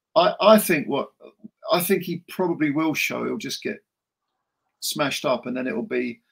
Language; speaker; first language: English; native; English